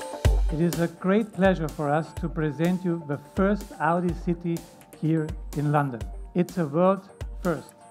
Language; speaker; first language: English; non-native, fluent; German